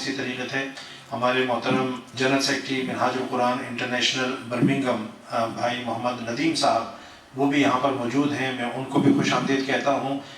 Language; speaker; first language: Urdu; native; Urdu